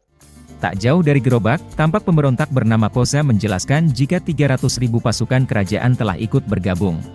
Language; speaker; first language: Indonesian; native; Indonesian